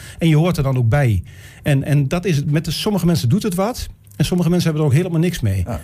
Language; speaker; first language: Dutch; native; Dutch